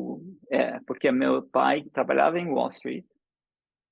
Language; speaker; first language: Portuguese; early bilingual, other home language; English